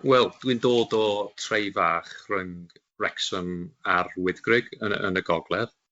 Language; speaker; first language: Welsh; non-native, local second language; English